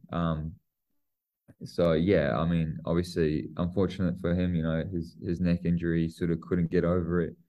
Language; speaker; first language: English; native; English